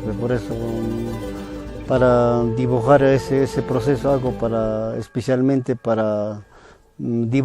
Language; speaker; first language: Spanish; non-native, local second language; Quechua